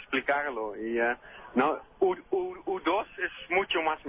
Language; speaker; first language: Spanish; non-native, learner; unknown